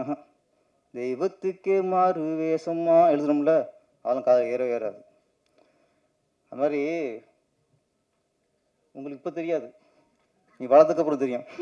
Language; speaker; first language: Tamil; native; Tamil